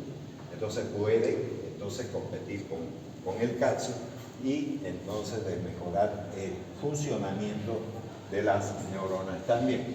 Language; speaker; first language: Spanish; native; Spanish